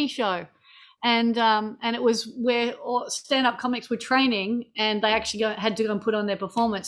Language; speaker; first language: English; native; English